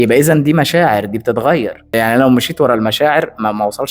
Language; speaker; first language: Arabic; native; Arabic